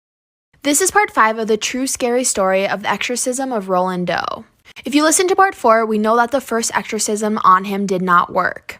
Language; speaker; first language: English; native; English